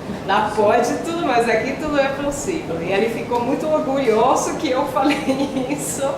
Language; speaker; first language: Portuguese; non-native, fluent; Dutch